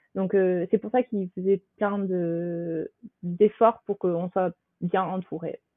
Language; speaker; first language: French; native; French